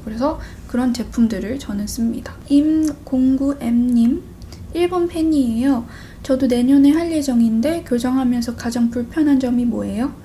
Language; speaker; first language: Korean; early bilingual, other home language; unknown